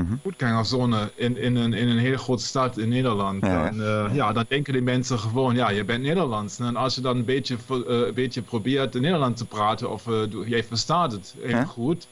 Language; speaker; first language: Dutch; non-native, learner; German